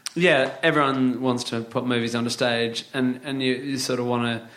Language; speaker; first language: English; native; English